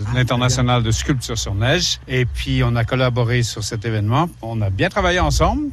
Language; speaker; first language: French; native; French